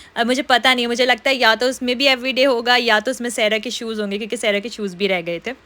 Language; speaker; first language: Urdu; native; Urdu